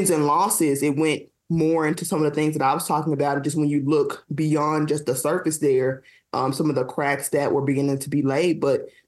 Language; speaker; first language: English; native; English